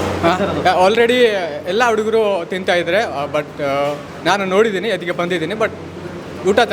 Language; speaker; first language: Kannada; non-native, local second language; Odia